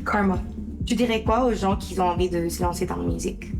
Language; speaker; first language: French; native; French